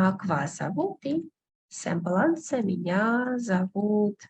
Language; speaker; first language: Russian; non-native, fluent; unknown